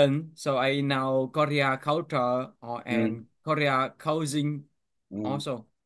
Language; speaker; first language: English; non-native, learner; Vietnamese